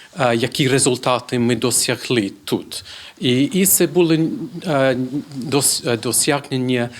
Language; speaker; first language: Ukrainian; non-native, fluent; English